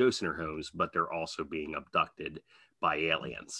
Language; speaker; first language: English; native; English